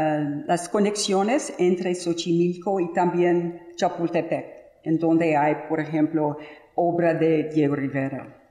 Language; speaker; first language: Spanish; non-native, fluent; English